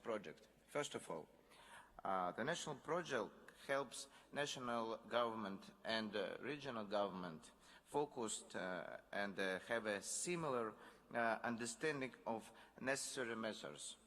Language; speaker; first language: English; non-native, learner; Russian